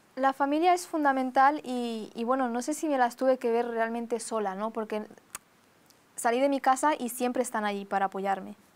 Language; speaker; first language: Spanish; early bilingual, other home language; Romanian